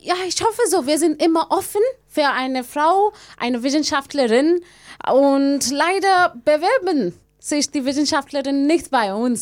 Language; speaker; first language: German; non-native, learner; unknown